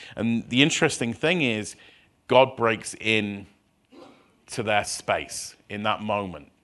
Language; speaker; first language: English; native; English